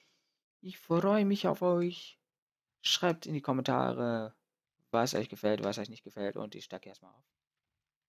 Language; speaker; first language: German; native; German